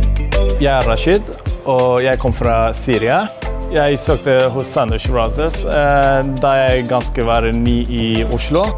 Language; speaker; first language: Norwegian; non-native, learner; Arabic